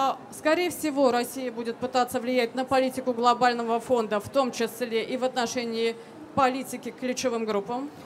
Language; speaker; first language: Russian; native; Russian